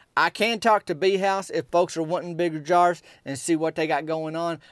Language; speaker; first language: English; native; English